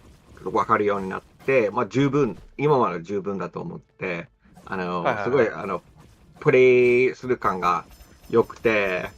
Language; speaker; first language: Japanese; non-native, fluent; English